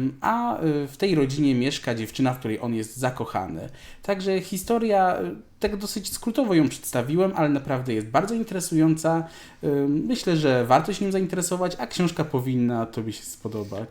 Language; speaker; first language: Polish; native; Polish